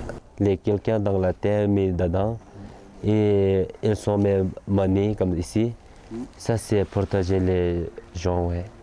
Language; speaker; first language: French; non-native, learner; Sherpa